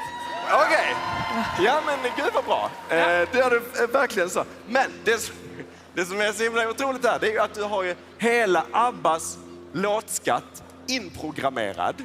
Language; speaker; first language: Swedish; native; Swedish